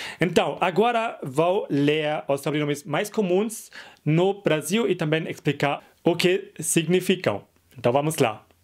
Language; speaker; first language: Portuguese; non-native, fluent; German